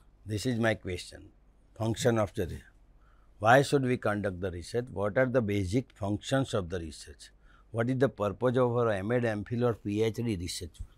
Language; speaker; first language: English; non-native, local second language; Gujarati